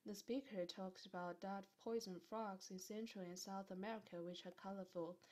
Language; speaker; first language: English; non-native, fluent; Chinese